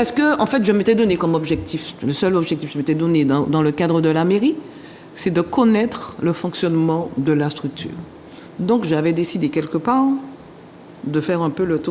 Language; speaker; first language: French; native; French